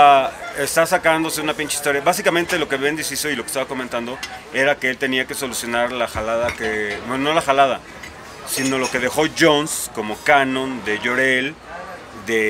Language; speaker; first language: Spanish; native; Spanish